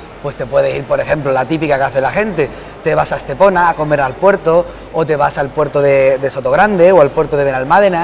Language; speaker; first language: Spanish; native; Spanish